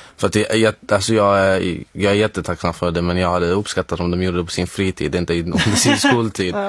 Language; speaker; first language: Swedish; non-native, fluent; Arabic